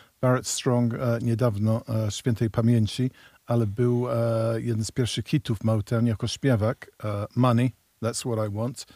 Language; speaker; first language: Polish; early bilingual, heritage; Polish